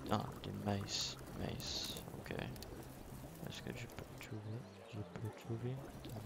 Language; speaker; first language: French; non-native, learner; English